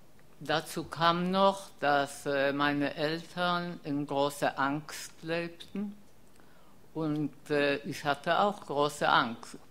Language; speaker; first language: German; non-native, fluent; Polish